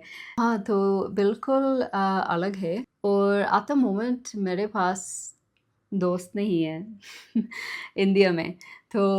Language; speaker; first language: Hindi; non-native, learner; English